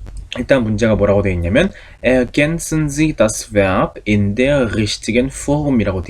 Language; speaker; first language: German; non-native, fluent; Korean